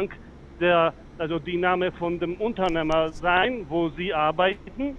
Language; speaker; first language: German; non-native, fluent; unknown